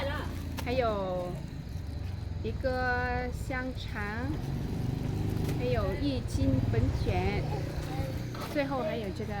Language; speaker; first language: Chinese; non-native, fluent; Vietnamese